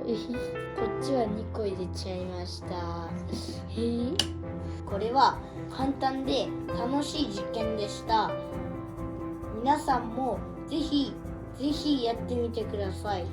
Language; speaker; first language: Japanese; early bilingual, other home language; Uyghur